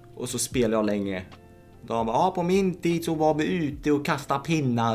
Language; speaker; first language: Swedish; native; Swedish